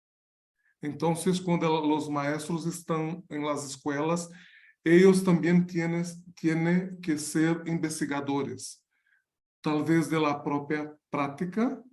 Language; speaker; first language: Spanish; non-native, learner; Portuguese